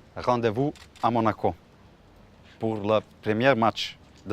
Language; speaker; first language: French; non-native, learner; Slovenian